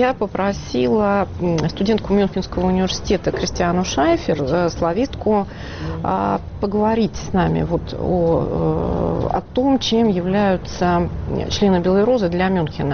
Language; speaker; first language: Russian; native; Russian